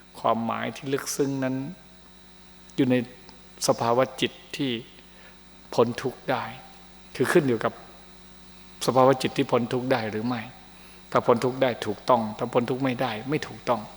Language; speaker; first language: Thai; native; Thai